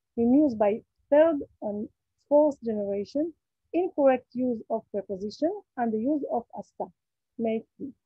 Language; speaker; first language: English; non-native, fluent; Hebrew